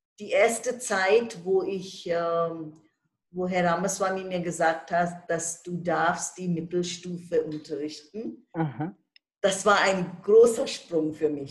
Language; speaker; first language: German; non-native, fluent; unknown